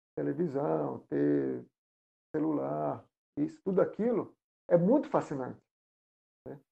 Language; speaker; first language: Portuguese; non-native, local second language; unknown